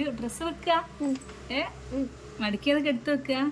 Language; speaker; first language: Malayalam; native; Malayalam